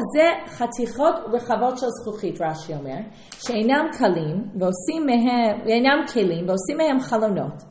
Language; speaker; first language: Hebrew; non-native, fluent; English